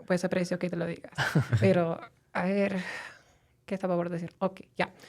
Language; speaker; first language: Spanish; non-native, fluent; English